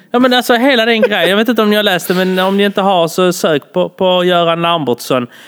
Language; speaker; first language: Swedish; early bilingual, other home language; Polish